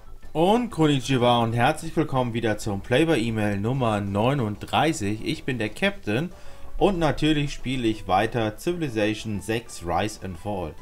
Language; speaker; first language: German; native; German